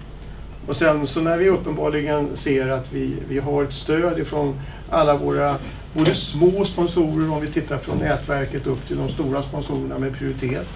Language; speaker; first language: Swedish; native; Swedish